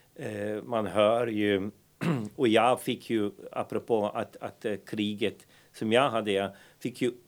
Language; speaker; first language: Swedish; non-native, fluent; Bosnian